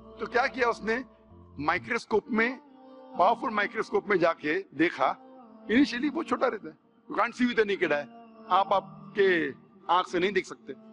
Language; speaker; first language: Hindi; non-native, local second language; Konkani